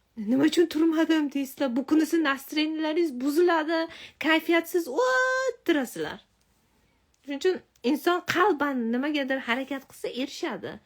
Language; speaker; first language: Uzbek; non-native, local second language; Tajik